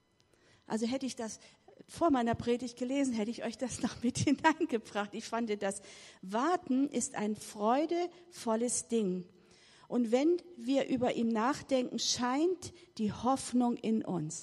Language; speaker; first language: German; native; German